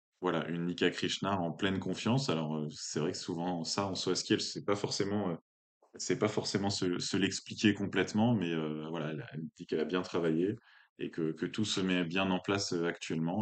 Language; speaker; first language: French; native; French